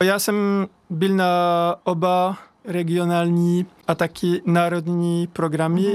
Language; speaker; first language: Czech; non-native, fluent; French